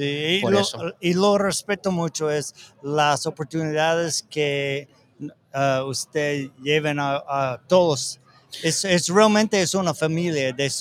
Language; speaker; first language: Spanish; non-native, learner; English